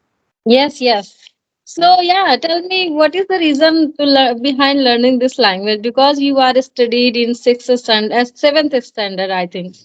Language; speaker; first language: English; non-native, learner; Hindi